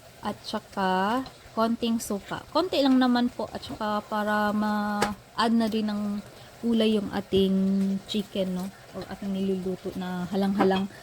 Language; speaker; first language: Filipino; non-native, local second language; Cebuano